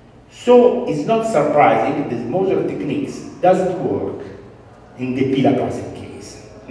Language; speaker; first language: English; non-native, fluent; Italian